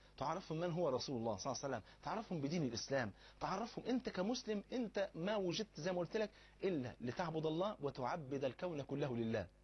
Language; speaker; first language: Egyptian Arabic; native; Egyptian Arabic